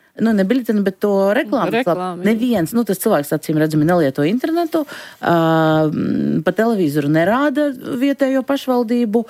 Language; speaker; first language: Latvian; non-native, local second language; Russian